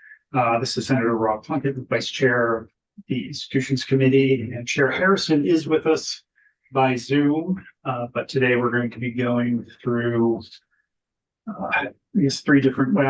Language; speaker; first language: English; native; English